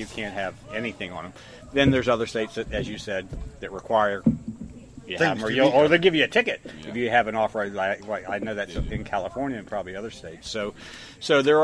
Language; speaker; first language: English; native; English